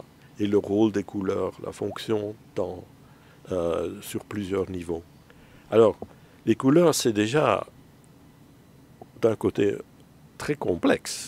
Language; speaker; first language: French; non-native, fluent; Dutch